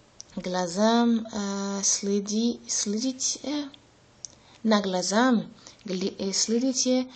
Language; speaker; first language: Russian; non-native, learner; German